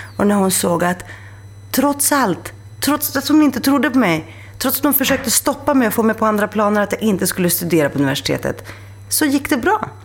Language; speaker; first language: Swedish; early bilingual, other home language; Greek